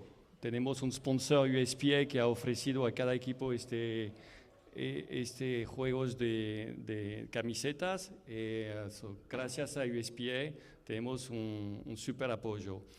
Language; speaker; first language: Spanish; non-native, fluent; French